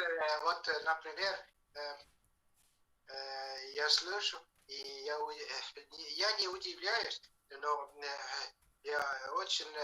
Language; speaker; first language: Russian; non-native, fluent; Estonian